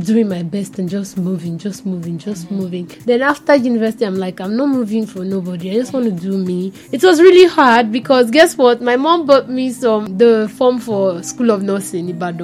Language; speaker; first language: English; non-native, local second language; Nigerian Pidgin